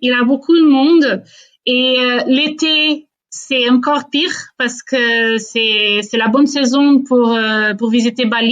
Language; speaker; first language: French; non-native, fluent; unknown